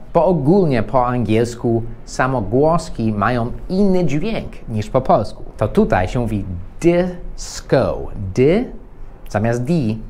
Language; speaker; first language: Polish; non-native, fluent; English